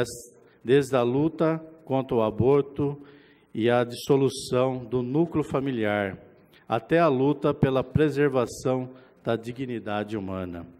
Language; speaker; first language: Portuguese; native; Portuguese